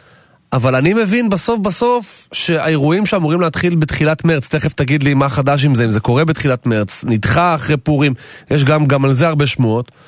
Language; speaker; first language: Hebrew; native; Hebrew